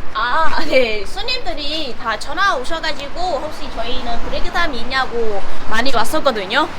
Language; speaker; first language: Korean; non-native, fluent; Vietnamese